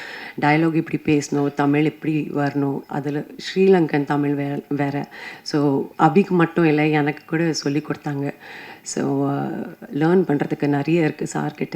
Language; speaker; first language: Tamil; non-native, fluent; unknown